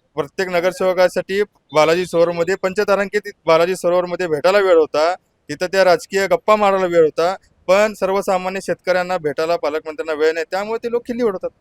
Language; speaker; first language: Marathi; native; Marathi